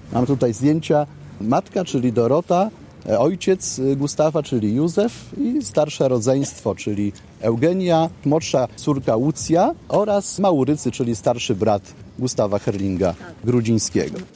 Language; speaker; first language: Polish; native; Polish